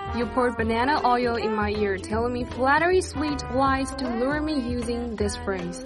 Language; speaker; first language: English; non-native, fluent; Chinese